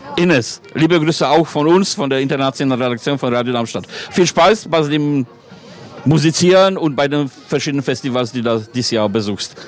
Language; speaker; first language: German; non-native, fluent; Polish